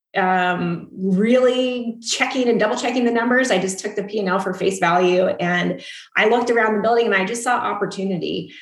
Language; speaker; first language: English; native; English